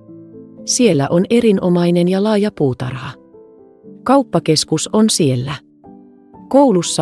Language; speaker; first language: Finnish; non-native, fluent; Vietnamese